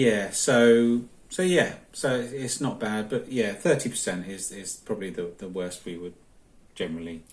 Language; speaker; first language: English; native; English